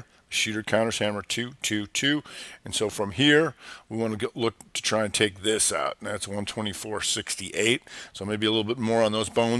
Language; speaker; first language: English; native; English